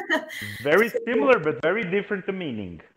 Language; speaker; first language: English; non-native, fluent; Portuguese